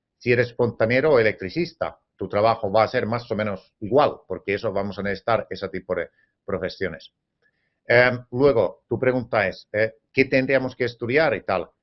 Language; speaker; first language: Spanish; non-native, fluent; Finnish